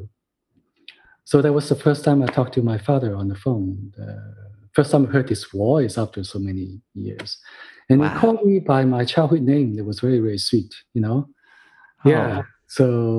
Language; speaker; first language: English; non-native, local second language; Cantonese